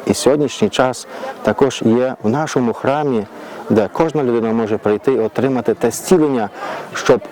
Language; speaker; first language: Ukrainian; native; Ukrainian